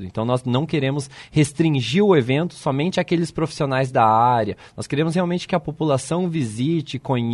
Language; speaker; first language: Portuguese; native; Portuguese